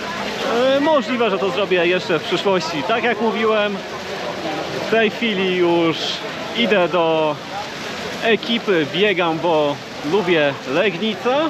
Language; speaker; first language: Polish; native; Polish